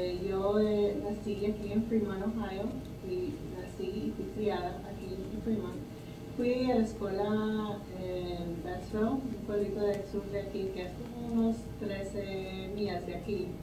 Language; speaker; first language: Spanish; early bilingual, heritage; Spanish